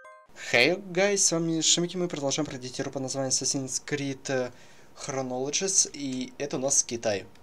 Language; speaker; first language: Russian; native; Russian